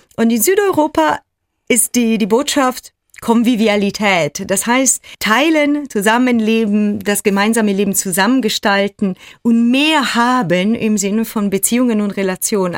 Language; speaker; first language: German; non-native, fluent; Italian